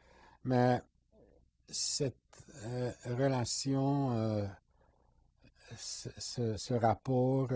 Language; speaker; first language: French; non-native, fluent; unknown